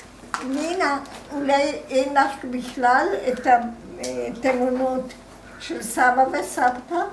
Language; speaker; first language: Hebrew; non-native, fluent; Croatian